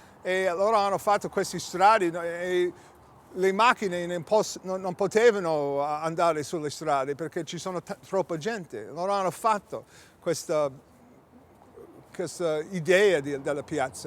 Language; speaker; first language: Italian; early bilingual, heritage; English